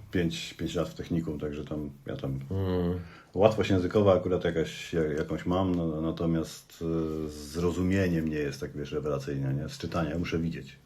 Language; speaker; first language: Polish; native; Polish